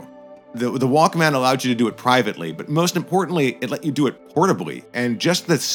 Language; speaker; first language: English; native; English